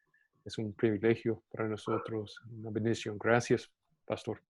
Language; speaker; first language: Spanish; non-native, fluent; English